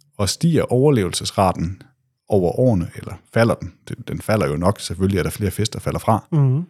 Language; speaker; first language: Danish; native; Danish